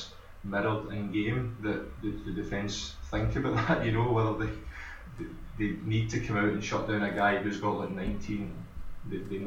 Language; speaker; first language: English; native; English